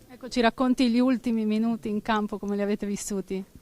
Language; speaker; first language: Italian; native; Italian